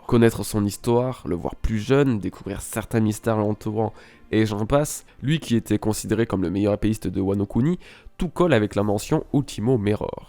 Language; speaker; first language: French; native; French